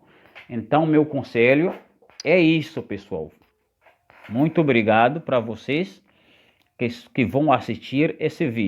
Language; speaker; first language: Portuguese; non-native, fluent; Haitian Creole